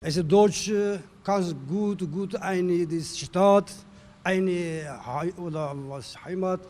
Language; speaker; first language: German; non-native, learner; Turkish